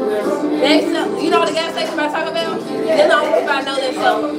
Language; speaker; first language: English; native; English